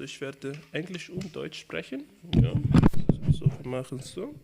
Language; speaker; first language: German; non-native, learner; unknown